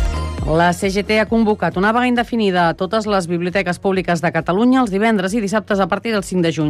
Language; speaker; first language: Catalan; native; Catalan